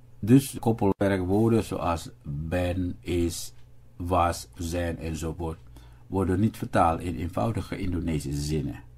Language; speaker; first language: Dutch; non-native, fluent; Indonesian